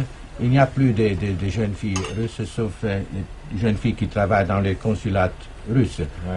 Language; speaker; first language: French; non-native, fluent; German